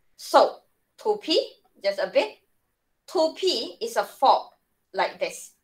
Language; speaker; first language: English; non-native, local second language; Malay